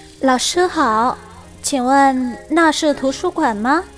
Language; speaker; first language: Chinese; non-native, learner; Vietnamese